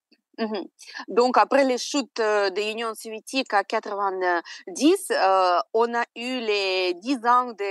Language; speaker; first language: French; non-native, fluent; Russian